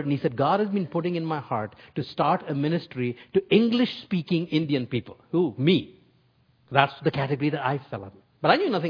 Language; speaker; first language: English; non-native, local second language; Tamil